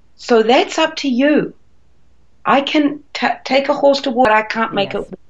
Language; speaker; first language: English; native; English